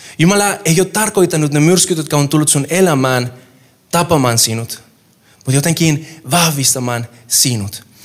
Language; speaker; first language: Finnish; non-native, fluent; Spanish